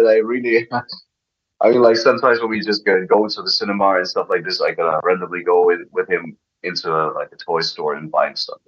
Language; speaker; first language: English; non-native, fluent; German